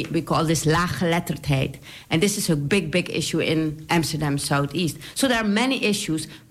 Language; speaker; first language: English; non-native, fluent; Dutch